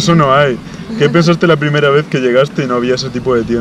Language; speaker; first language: Spanish; native; Spanish